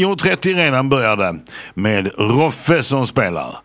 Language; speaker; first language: Swedish; native; Swedish